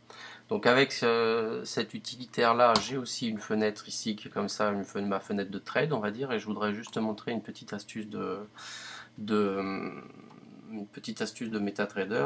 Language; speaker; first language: French; native; French